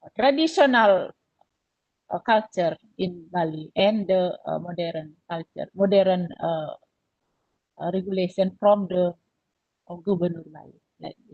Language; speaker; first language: English; non-native, learner; Indonesian